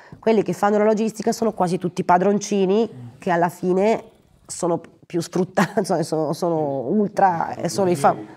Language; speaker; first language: Italian; native; Italian